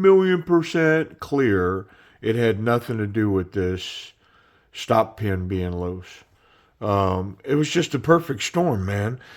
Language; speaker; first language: English; native; English